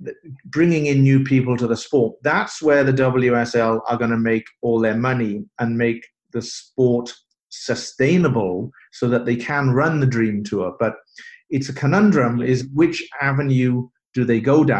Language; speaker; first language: English; native; English